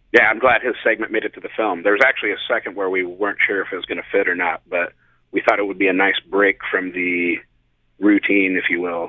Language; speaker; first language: English; native; English